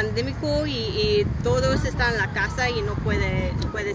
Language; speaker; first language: Spanish; non-native, learner; English